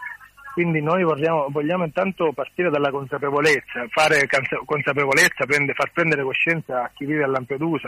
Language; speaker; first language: Italian; native; Italian